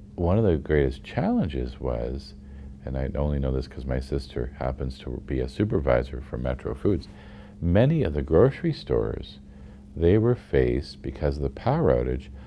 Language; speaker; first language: English; native; English